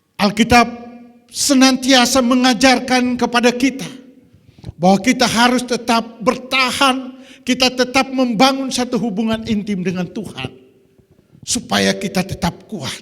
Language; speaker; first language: Indonesian; native; Indonesian